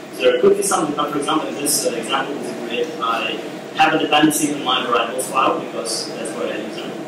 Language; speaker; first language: English; non-native, fluent; Ukrainian